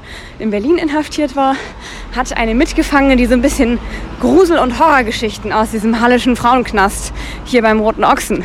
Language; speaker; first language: German; native; German